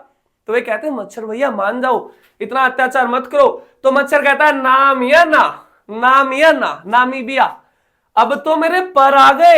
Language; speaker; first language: Hindi; native; Hindi